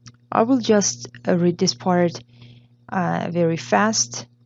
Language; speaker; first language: English; non-native, fluent; Persian